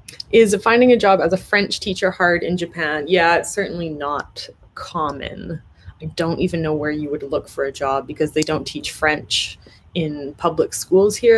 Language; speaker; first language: English; native; English